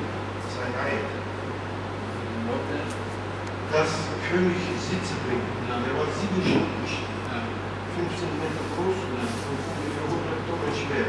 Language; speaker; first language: German; non-native, fluent; Turkish